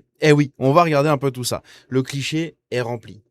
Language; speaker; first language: French; native; French